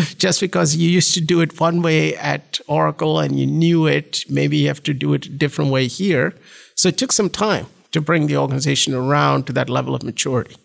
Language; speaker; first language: English; non-native, local second language; Malayalam